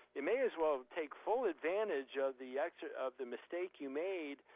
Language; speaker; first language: English; native; English